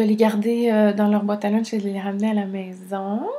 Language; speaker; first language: French; native; French